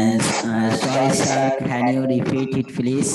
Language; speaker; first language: English; non-native, learner; Bangla